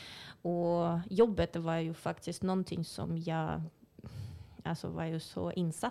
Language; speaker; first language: Swedish; non-native, fluent; Russian